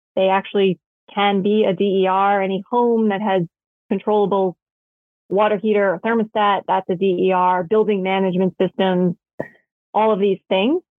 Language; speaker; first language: English; native; English